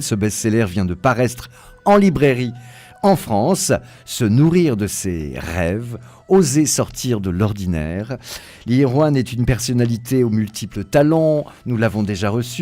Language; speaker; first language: French; native; French